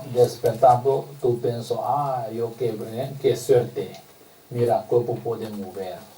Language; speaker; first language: Spanish; non-native, learner; Tibetan